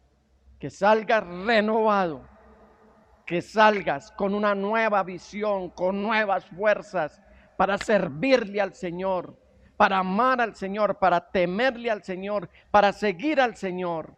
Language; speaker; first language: Spanish; native; Spanish